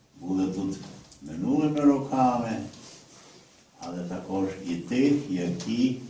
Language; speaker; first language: Ukrainian; early bilingual, heritage; Ukrainian